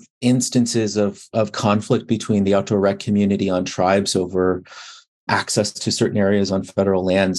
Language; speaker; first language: English; native; English